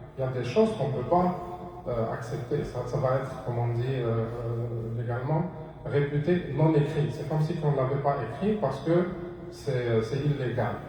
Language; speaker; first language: French; non-native, local second language; Arabic